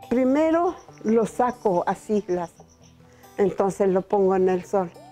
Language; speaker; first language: Spanish; non-native, local second language; Zapotec